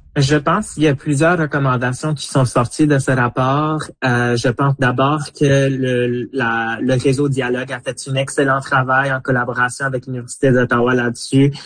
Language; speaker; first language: French; non-native, local second language; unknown